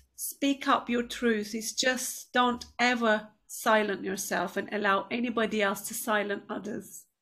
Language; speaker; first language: English; non-native, fluent; Turkish